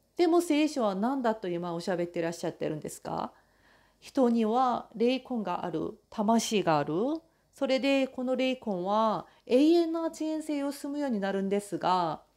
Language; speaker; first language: Japanese; non-native, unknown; Korean